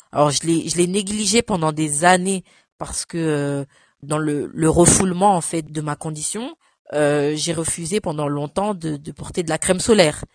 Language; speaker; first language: French; early bilingual, other home language; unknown